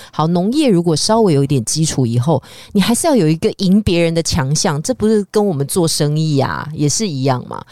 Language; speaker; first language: Chinese; native; Chinese